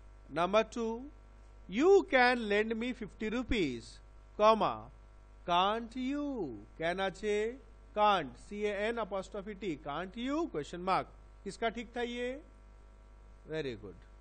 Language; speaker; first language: English; non-native, local second language; Bangla